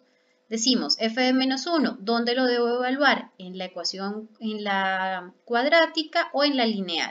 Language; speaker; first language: Spanish; native; Spanish